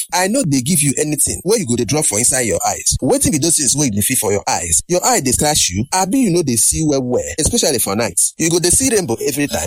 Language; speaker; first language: Nigerian Pidgin; native; Nigerian Pidgin